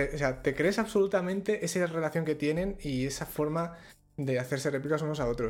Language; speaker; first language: Spanish; native; Spanish